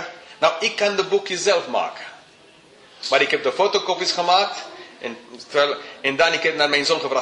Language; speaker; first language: Dutch; non-native, fluent; English